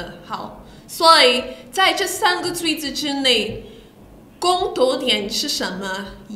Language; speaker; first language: Chinese; non-native, fluent; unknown